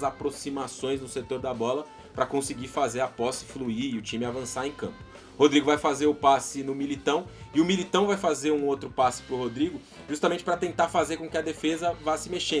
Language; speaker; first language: Portuguese; native; Portuguese